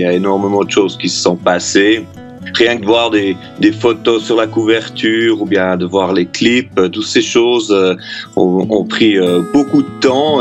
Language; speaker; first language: French; non-native, local second language; German